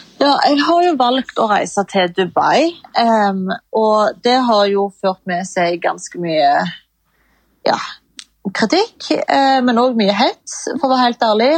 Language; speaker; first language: Norwegian; early bilingual, other home language; Arabic